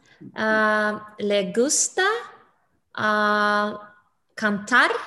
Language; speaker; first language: Spanish; non-native, learner; English